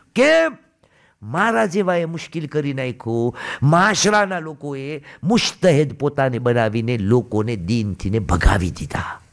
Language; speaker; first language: Gujarati; early bilingual, heritage; Gujarati